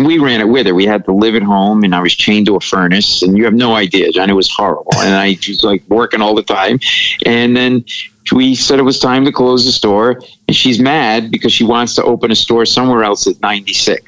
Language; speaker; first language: English; native; English